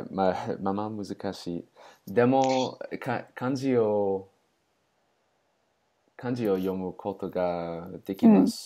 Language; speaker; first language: Japanese; non-native, learner; English